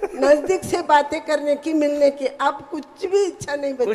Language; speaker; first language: Hindi; non-native, local second language; Kannada